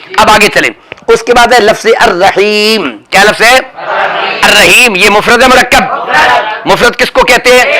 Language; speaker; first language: Urdu; non-native, local second language; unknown